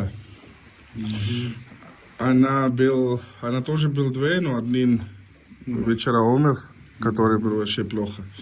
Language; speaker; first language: Russian; non-native, learner; Urdu